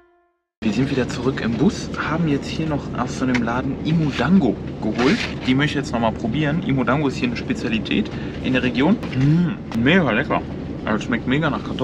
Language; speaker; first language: German; native; German